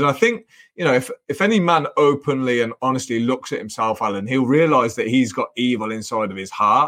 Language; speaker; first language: English; native; English